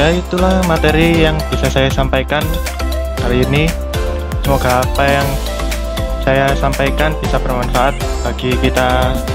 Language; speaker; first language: Indonesian; native; Indonesian